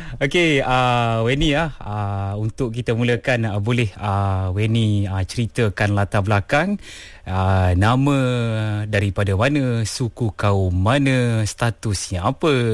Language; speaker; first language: Malay; non-native, local second language; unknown